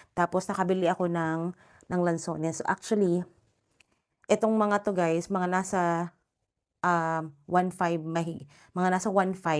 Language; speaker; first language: Filipino; native; Filipino